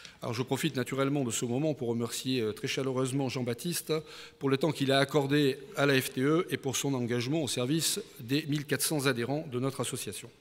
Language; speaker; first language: French; native; French